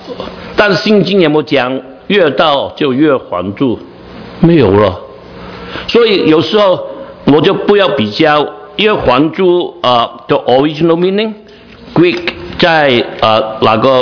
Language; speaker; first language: Chinese; non-native, learner; Cantonese